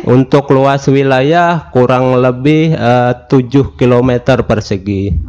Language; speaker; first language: Indonesian; non-native, local second language; Javanese